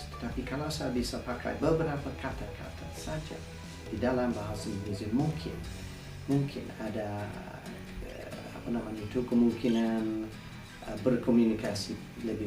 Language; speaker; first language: Indonesian; non-native, fluent; English